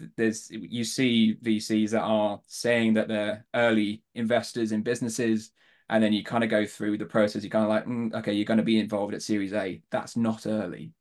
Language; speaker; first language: English; native; English